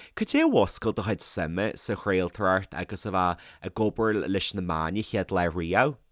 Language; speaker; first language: Irish; native; Irish